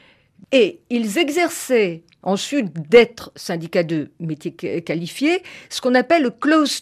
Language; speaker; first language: French; native; French